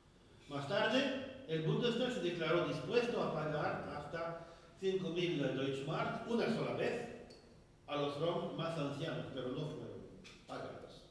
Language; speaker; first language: Spanish; non-native, fluent; French